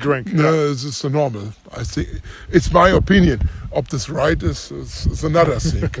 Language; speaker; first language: English; non-native, learner; German